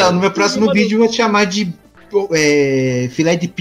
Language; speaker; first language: Portuguese; native; Portuguese